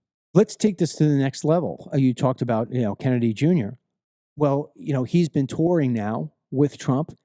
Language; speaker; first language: English; native; English